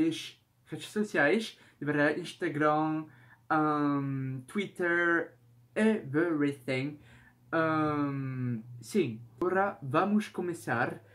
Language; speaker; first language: Portuguese; non-native, learner; French